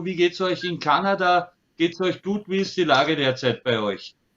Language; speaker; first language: German; native; German